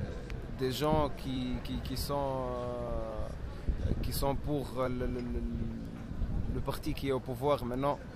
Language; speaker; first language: French; non-native, local second language; Arabic